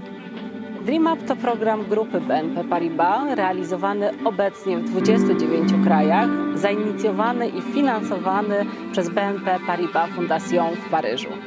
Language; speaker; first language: Polish; native; Polish